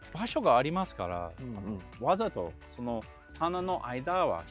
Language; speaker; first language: Japanese; non-native, learner; English